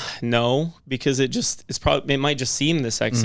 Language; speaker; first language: English; native; English